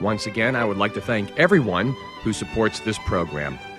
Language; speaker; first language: English; native; English